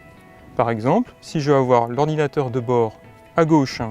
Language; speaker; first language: French; native; French